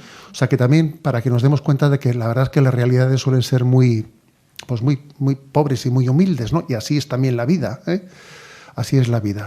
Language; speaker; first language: Spanish; native; Spanish